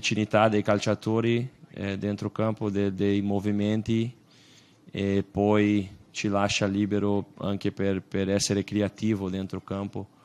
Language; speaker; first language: Italian; non-native, fluent; Portuguese